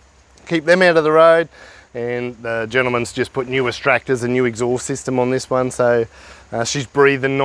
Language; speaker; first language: English; native; English